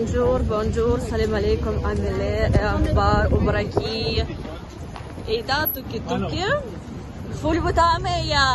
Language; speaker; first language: Arabic; non-native, learner; Russian